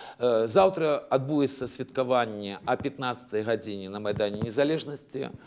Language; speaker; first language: Belarusian; native; Belarusian